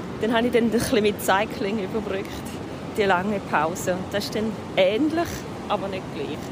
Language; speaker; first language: German; native; German